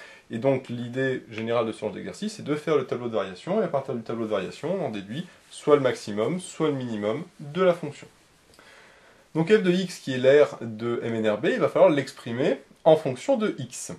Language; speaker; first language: French; native; French